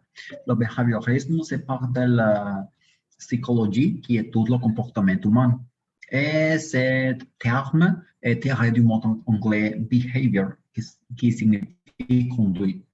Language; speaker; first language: French; non-native, learner; Spanish